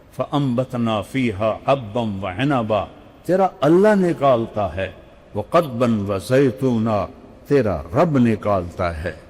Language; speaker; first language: Urdu; non-native, local second language; Punjabi